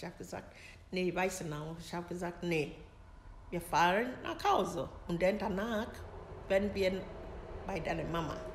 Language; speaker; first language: German; non-native, learner; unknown